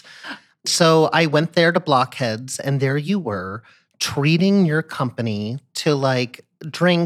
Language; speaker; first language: English; native; English